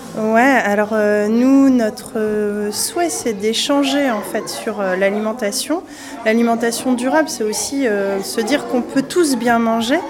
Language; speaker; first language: French; native; French